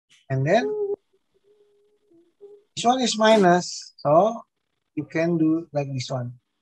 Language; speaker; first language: English; non-native, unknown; Indonesian